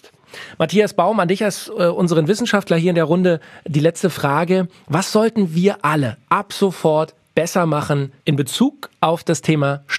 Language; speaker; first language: German; native; German